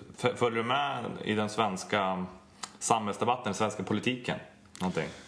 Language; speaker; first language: Swedish; native; Swedish